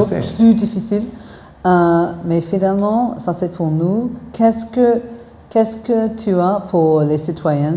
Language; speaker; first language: French; non-native, fluent; English